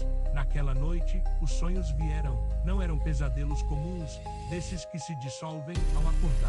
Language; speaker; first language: Portuguese; native; Portuguese